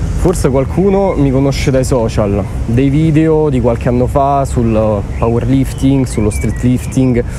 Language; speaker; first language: Italian; early bilingual, other home language; Russian